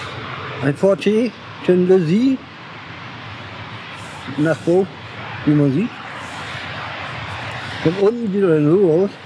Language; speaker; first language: German; native; German